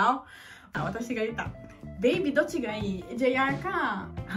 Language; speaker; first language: Japanese; non-native, learner; Portuguese